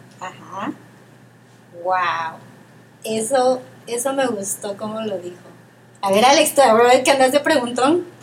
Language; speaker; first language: Spanish; native; Spanish